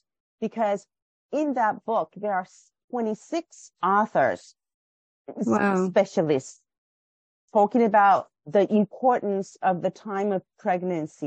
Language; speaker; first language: English; non-native, fluent; Japanese